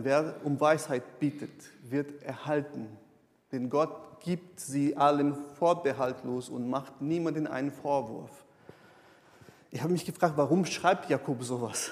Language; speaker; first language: German; non-native, fluent; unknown